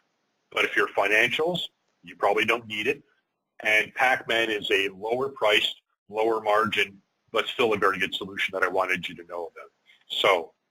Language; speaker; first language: English; native; English